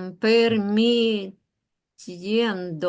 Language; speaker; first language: Spanish; non-native, learner; Ukrainian